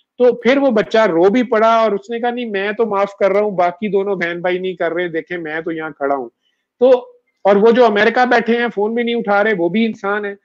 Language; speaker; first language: Urdu; non-native, local second language; Punjabi